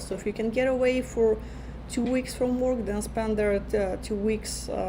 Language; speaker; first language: English; native; English